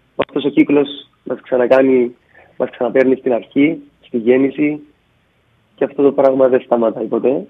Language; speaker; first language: Greek; native; Greek